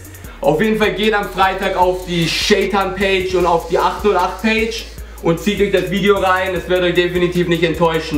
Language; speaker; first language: German; native; German